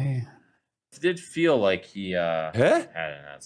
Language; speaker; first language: English; native; English